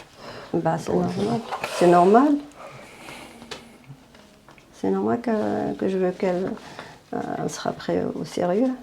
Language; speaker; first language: French; non-native, fluent; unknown